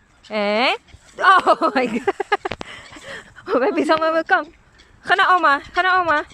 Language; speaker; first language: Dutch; non-native, learner; Filipino